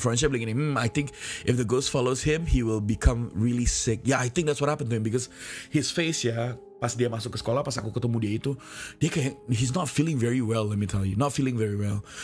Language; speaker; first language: English; non-native, fluent; Indonesian